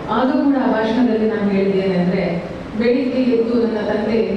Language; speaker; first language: Kannada; native; Kannada